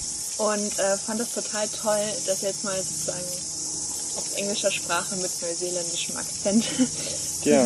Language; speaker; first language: German; native; German